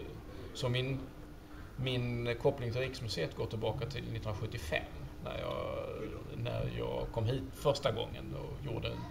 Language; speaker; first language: Swedish; native; Swedish